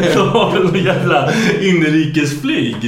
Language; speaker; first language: Swedish; native; Swedish